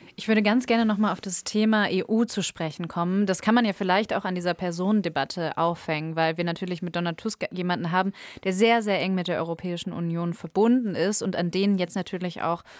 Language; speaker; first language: German; native; German